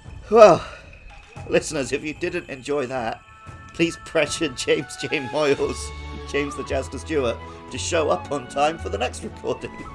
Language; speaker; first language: English; native; English